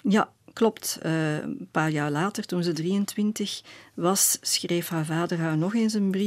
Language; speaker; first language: Dutch; native; Dutch